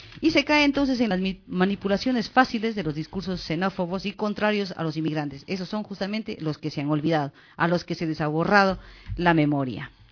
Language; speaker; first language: Spanish; native; Spanish